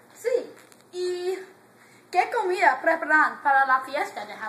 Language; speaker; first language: Spanish; non-native, learner; English